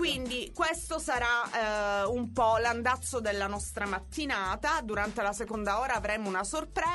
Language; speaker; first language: Italian; native; Italian